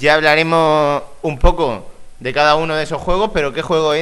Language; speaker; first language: Spanish; native; Spanish